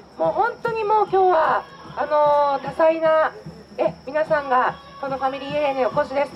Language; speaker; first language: Japanese; native; Japanese